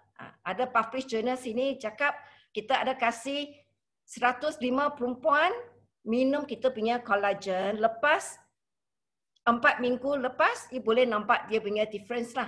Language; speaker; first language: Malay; non-native, local second language; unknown